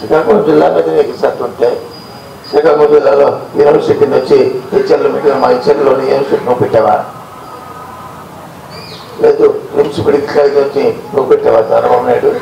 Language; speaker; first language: Telugu; native; Telugu